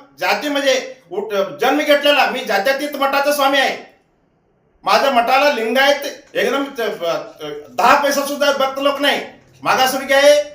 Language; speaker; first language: Marathi; non-native, local second language; Kannada